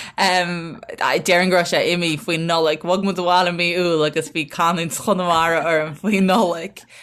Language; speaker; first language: Irish; native; Irish